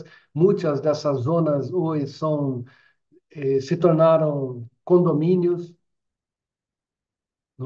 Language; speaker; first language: Spanish; non-native, fluent; Portuguese